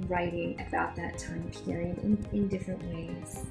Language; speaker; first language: English; native; English